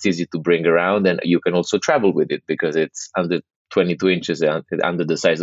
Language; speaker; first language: English; non-native, fluent; Italian